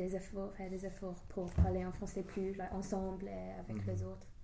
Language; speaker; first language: French; non-native, learner; English